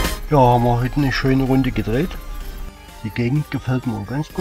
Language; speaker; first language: German; native; German